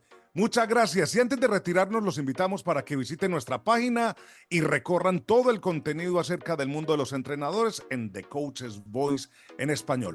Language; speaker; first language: Spanish; native; Spanish